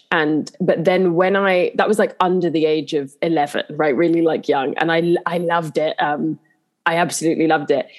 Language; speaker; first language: English; native; English